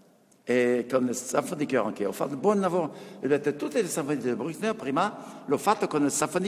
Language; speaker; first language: Italian; non-native, fluent; French